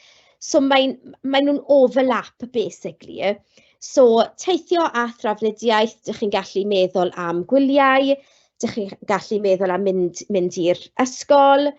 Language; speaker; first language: Welsh; non-native, local second language; English